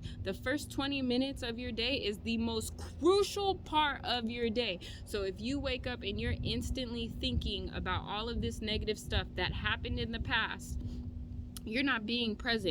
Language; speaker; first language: English; native; English